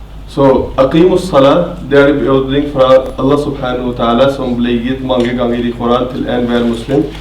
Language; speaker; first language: Norwegian; non-native, fluent; Urdu